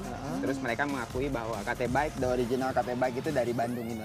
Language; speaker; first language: Indonesian; native; Indonesian